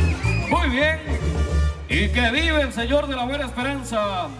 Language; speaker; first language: Spanish; native; Spanish